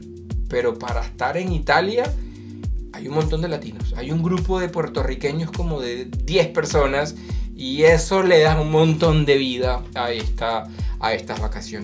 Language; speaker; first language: Spanish; native; Spanish